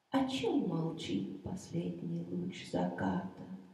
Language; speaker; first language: Russian; non-native, local second language; Tuvinian